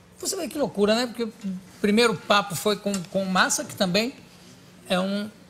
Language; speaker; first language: Portuguese; native; Portuguese